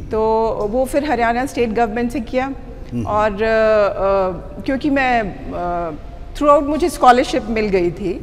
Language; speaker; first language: Hindi; native; Hindi